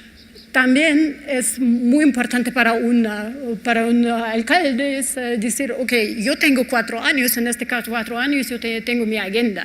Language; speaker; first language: Spanish; non-native, fluent; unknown